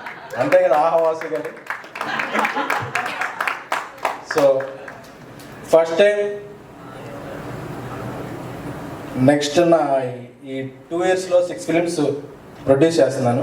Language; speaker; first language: Telugu; native; Telugu